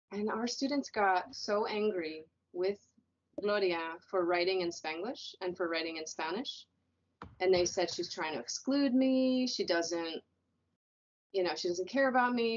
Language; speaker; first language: English; native; English